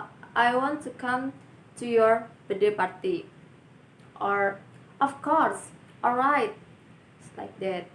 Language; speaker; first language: English; non-native, learner; Indonesian